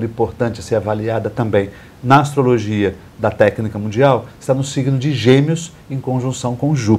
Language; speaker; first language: Portuguese; native; Portuguese